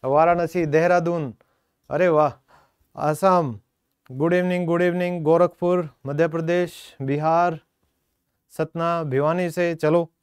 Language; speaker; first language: Hindi; native; Hindi